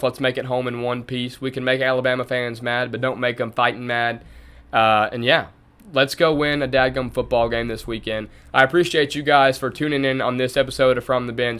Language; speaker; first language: English; native; English